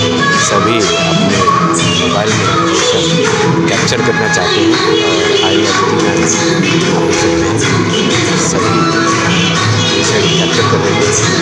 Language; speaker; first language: Hindi; native; Hindi